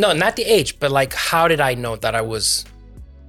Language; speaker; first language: English; non-native, fluent; French